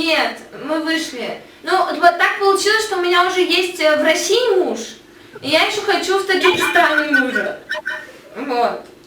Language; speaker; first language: Russian; native; Russian